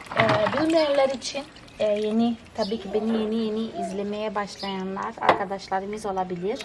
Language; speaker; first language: Turkish; non-native, fluent; Portuguese